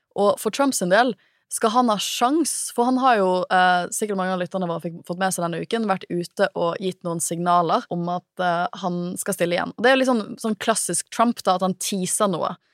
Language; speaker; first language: Norwegian; native; Norwegian